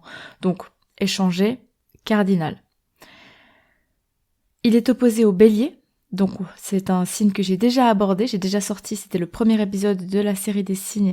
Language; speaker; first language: French; native; French